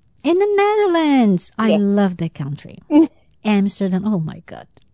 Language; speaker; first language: English; non-native, fluent; Portuguese